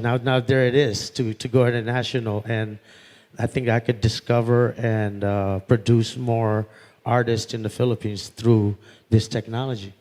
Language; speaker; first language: English; non-native, local second language; Pampanga